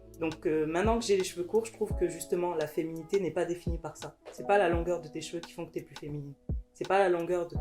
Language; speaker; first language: French; early bilingual, other home language; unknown